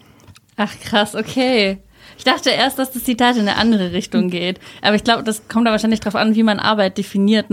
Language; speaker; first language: German; native; German